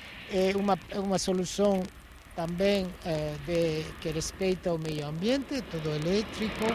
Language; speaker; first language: Portuguese; non-native, fluent; French